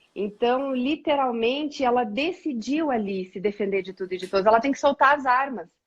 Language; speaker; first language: Portuguese; native; Portuguese